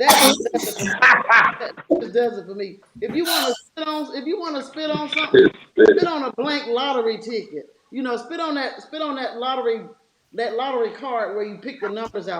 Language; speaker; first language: English; native; English